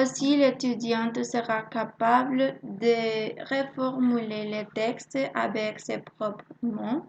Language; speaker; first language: French; non-native, learner; Spanish